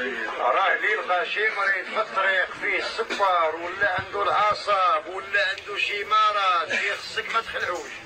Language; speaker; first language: Arabic; native; Arabic